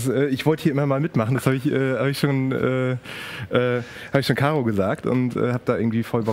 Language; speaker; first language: German; native; German